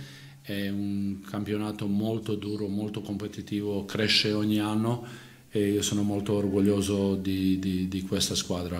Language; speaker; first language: Italian; non-native, fluent; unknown